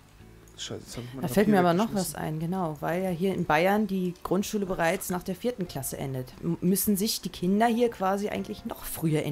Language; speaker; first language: German; native; German